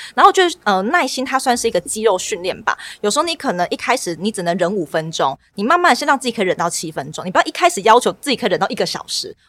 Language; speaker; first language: Chinese; native; Chinese